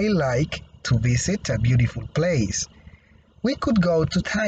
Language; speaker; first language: English; non-native, fluent; Spanish